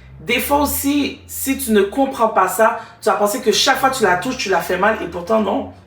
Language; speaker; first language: French; native; French